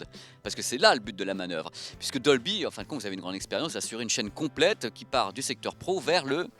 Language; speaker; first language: French; native; French